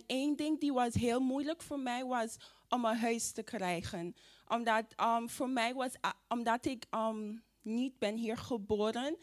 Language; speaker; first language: Dutch; non-native, fluent; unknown